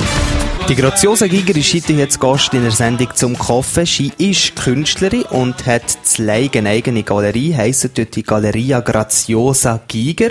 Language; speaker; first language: German; native; German